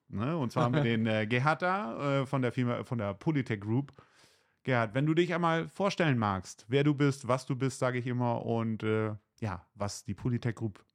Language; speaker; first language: German; native; German